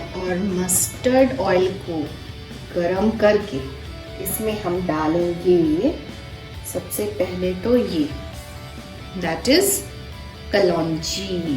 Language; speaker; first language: Hindi; non-native, local second language; Bangla